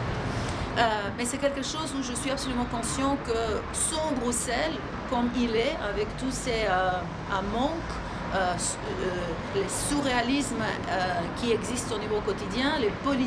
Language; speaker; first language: French; non-native, fluent; Serbian